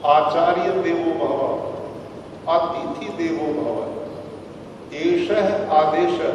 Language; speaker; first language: Hindi; native; Hindi